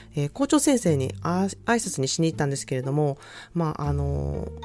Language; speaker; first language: Japanese; native; Japanese